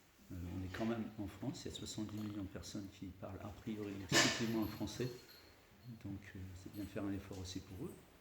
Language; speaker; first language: French; native; French